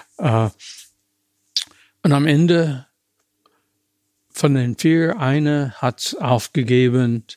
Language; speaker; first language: German; non-native, fluent; English